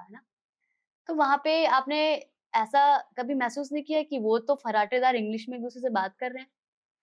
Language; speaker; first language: Hindi; native; Hindi